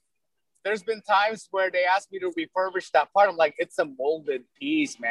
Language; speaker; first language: English; early bilingual, other home language; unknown